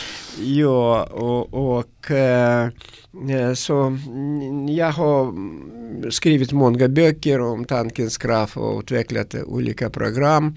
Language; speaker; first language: Swedish; non-native, learner; Russian